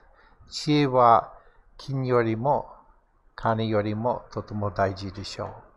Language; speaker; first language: Japanese; non-native, fluent; English